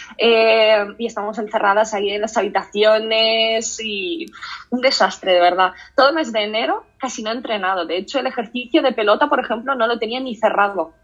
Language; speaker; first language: Spanish; early bilingual, other home language; Russian